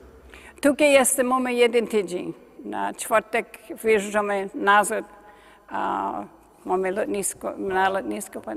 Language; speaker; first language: Polish; early bilingual, heritage; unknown